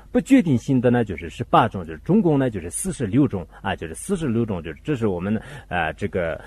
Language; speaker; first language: Chinese; native; Chinese